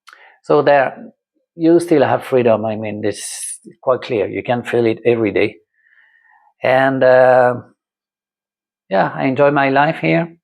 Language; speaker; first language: English; non-native, learner; French